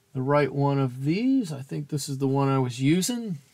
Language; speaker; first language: English; native; English